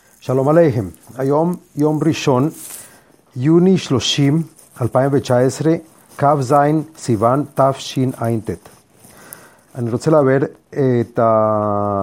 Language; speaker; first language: Hebrew; non-native, fluent; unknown